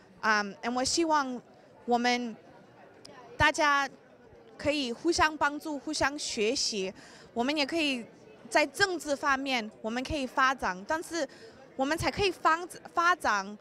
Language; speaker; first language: Chinese; early bilingual, heritage; English